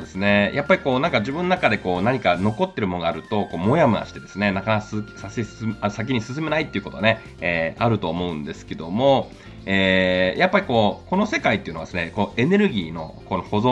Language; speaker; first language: Japanese; native; Japanese